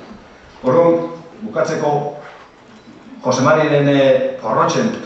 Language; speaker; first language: Basque; native; Basque